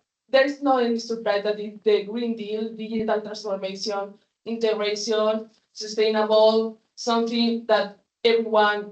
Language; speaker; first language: English; non-native, fluent; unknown